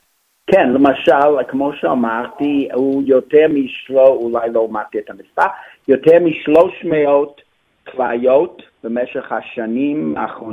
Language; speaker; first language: Hebrew; non-native, fluent; English